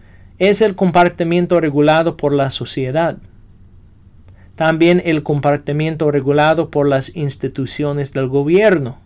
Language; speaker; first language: Spanish; non-native, fluent; English